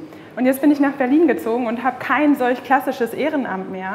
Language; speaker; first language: German; native; German